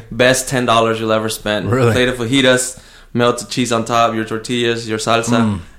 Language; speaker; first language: English; early bilingual, other home language; Spanish